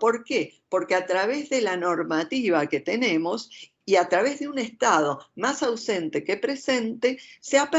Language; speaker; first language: Spanish; native; Spanish